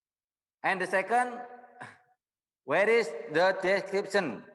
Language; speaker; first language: English; non-native, learner; Indonesian